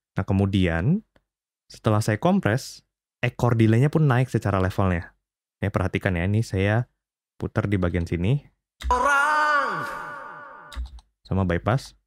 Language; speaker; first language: Indonesian; native; Indonesian